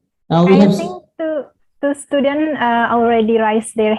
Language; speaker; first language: English; non-native, learner; Indonesian